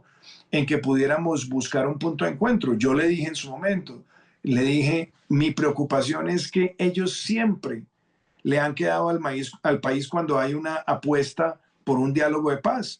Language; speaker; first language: Spanish; native; Spanish